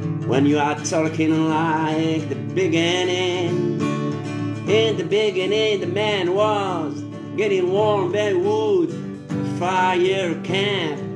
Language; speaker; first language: English; non-native, learner; Arabic